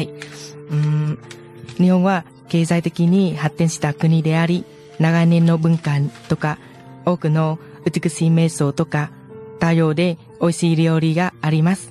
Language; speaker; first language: Japanese; non-native, learner; Vietnamese